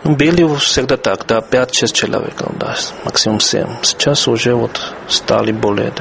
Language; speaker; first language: Russian; non-native, fluent; Georgian